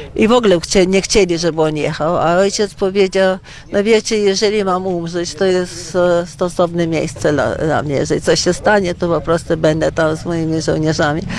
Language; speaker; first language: Polish; early bilingual, heritage; Polish